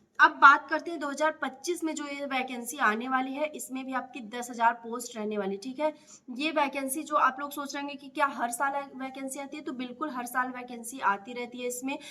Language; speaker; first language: Hindi; native; Hindi